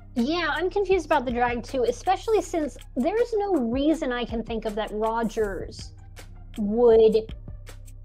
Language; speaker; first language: English; native; English